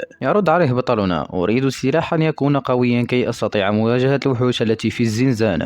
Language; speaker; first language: Arabic; native; Arabic